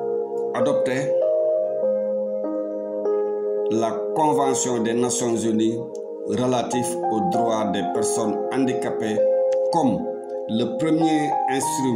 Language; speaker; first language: French; non-native, local second language; Wolof